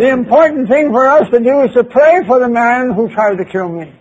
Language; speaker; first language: English; native; English